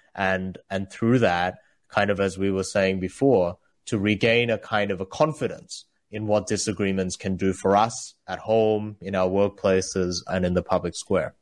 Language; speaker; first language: English; early bilingual, other home language; Korean